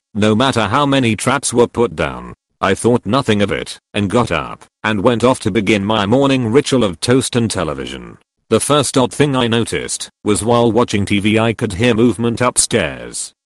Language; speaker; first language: English; early bilingual, other home language; Serbian